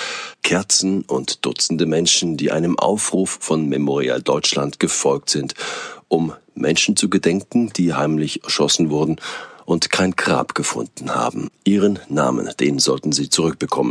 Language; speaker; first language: German; native; German